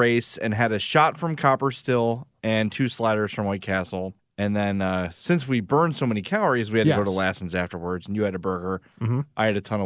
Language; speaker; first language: English; native; English